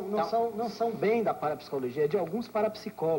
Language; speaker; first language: Portuguese; native; Portuguese